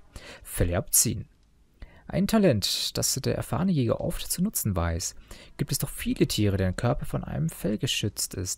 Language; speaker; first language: German; native; German